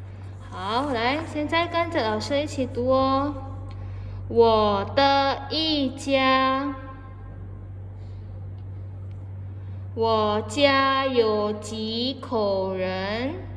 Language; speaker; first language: Chinese; non-native, fluent; Indonesian